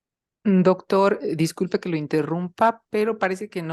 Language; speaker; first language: Spanish; native; Spanish